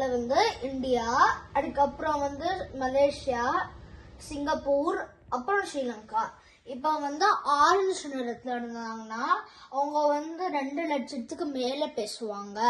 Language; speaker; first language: Tamil; early bilingual, heritage; Tamil